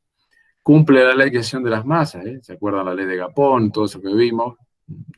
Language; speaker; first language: Spanish; native; Spanish